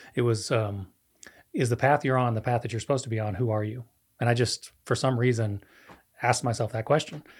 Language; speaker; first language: English; non-native, fluent; Spanish